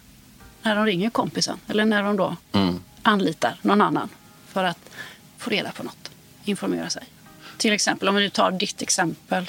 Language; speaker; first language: Swedish; native; Swedish